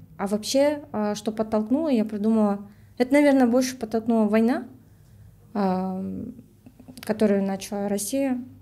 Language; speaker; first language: Russian; non-native, local second language; Kyrgyz